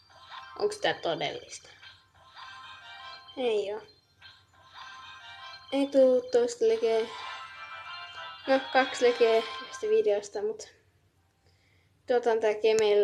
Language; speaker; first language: Finnish; native; Finnish